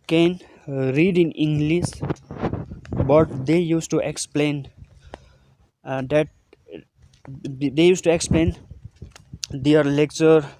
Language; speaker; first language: English; non-native, local second language; Nepali